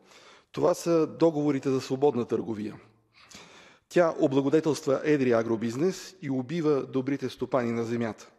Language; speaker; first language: Bulgarian; native; Bulgarian